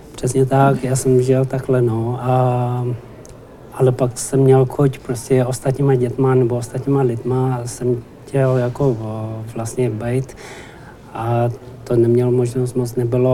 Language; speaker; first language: Czech; non-native, learner; Tibetan